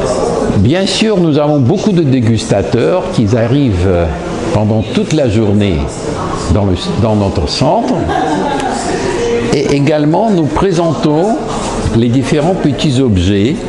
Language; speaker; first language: French; non-native, fluent; Russian